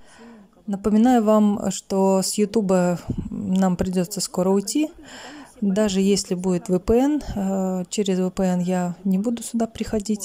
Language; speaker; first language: Russian; native; Russian